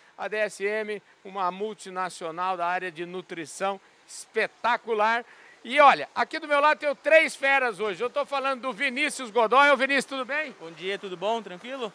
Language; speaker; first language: Portuguese; native; Portuguese